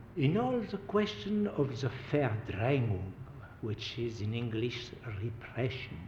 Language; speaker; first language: English; non-native, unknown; French